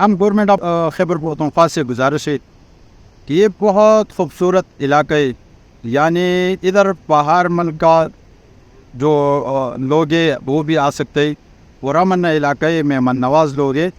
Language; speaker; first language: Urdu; non-native, local second language; Pashto